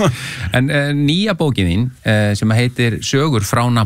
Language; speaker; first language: Icelandic; native; Icelandic